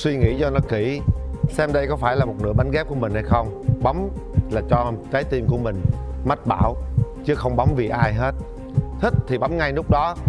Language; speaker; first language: Vietnamese; native; Vietnamese